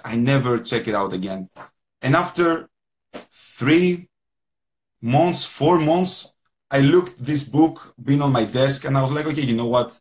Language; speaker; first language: English; non-native, fluent; Greek